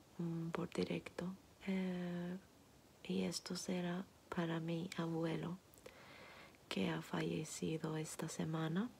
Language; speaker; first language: Spanish; non-native, fluent; Turkish